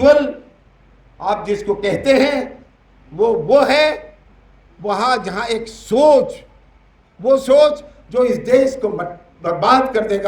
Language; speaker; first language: Hindi; native; Hindi